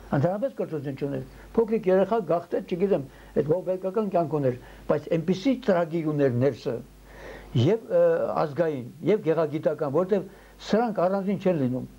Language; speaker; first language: Armenian; early bilingual, heritage; Armenian